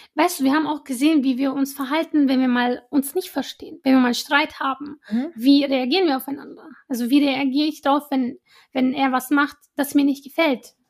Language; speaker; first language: German; early bilingual, other home language; Arabic